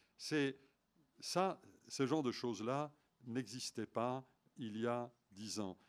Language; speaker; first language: French; native; French